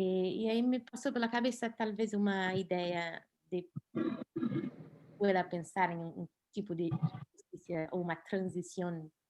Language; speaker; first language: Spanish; non-native, learner; Portuguese